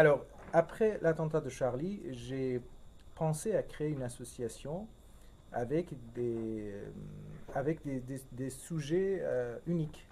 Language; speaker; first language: French; non-native, fluent; Persian